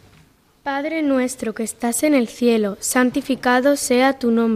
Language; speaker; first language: Spanish; native; Spanish